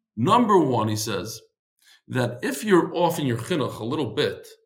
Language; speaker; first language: English; native; English